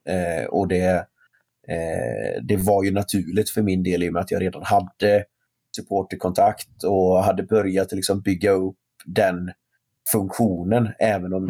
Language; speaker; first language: Swedish; native; Swedish